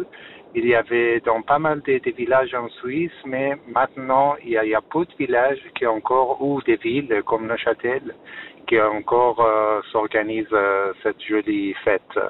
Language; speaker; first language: French; non-native, fluent; Persian